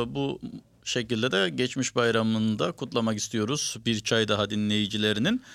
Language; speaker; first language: Turkish; early bilingual, heritage; Turkish